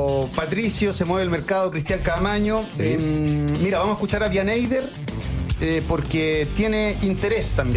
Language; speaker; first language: Spanish; native; Spanish